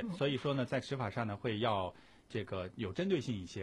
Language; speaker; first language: Chinese; native; Chinese